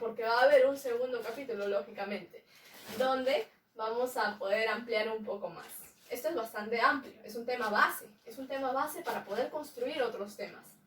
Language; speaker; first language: Spanish; native; Spanish